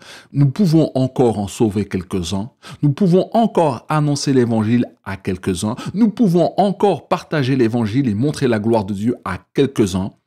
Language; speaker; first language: French; native; French